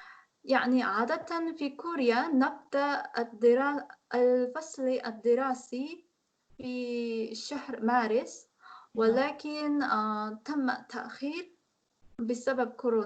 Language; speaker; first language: Arabic; non-native, learner; Korean